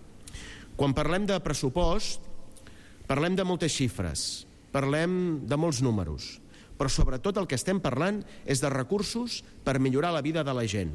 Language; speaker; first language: Catalan; native; Catalan